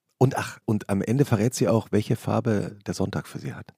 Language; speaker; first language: German; native; German